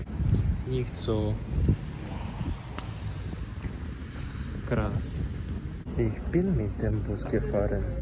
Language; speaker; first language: German; non-native, learner; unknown